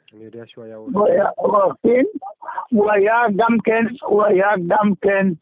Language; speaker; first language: Hebrew; non-native, fluent; German